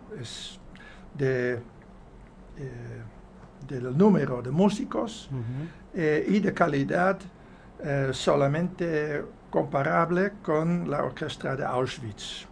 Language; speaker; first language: Spanish; non-native, fluent; Dutch